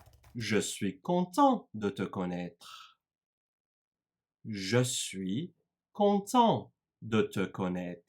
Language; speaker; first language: French; non-native, fluent; Turkish